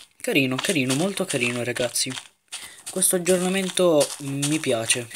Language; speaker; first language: Italian; native; Italian